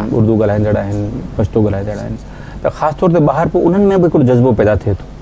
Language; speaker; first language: Sindhi; native; Sindhi